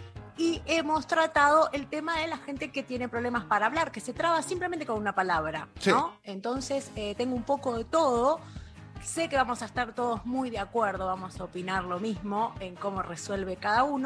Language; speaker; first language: Spanish; native; Spanish